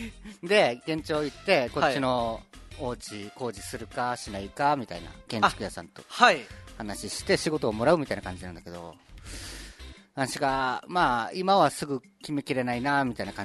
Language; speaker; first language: Japanese; native; Japanese